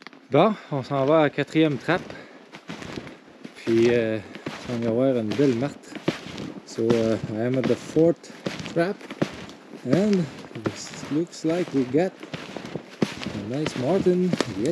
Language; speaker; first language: English; non-native, fluent; French